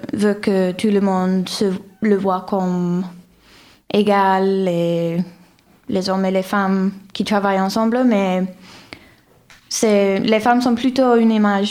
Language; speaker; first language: French; non-native, fluent; English